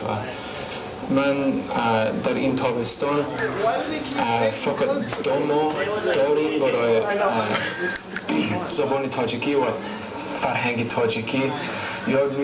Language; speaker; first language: Persian; non-native, learner; English